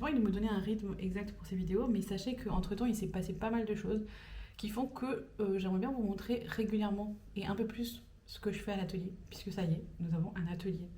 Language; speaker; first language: French; native; French